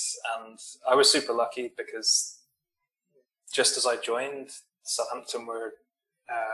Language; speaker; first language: English; native; English